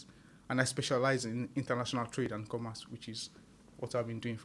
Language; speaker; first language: English; non-native, local second language; Yoruba